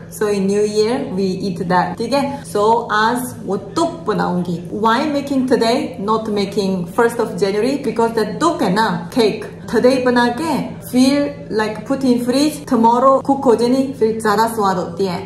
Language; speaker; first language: English; non-native, learner; Korean